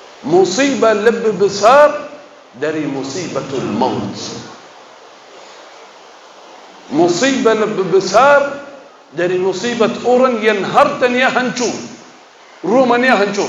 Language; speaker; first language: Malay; non-native, fluent; Arabic